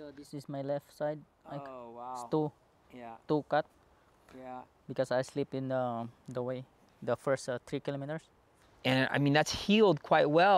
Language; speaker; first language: English; non-native, learner; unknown